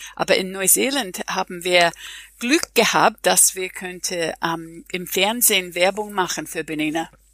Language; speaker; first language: German; non-native, learner; English